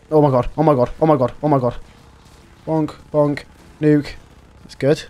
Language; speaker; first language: English; native; English